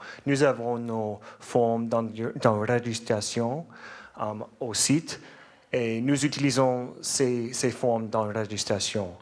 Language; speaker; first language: French; non-native, learner; English